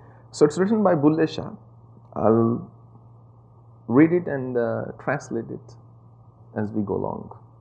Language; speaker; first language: English; non-native, local second language; Punjabi